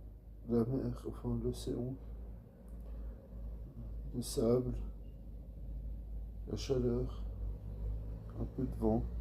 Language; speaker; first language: French; native; French